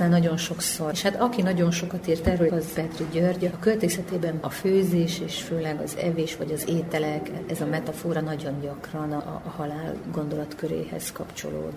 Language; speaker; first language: Hungarian; native; Hungarian